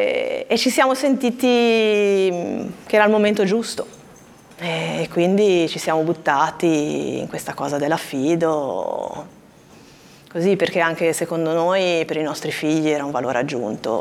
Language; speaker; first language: Italian; native; Italian